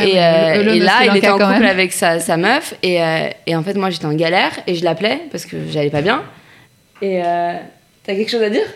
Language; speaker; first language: French; native; French